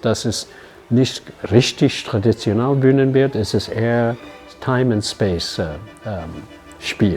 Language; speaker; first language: German; non-native, learner; English